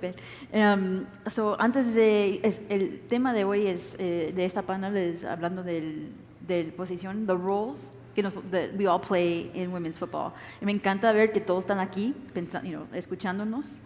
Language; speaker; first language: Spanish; early bilingual, heritage; English